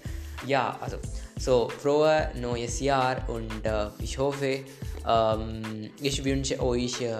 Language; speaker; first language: German; non-native, learner; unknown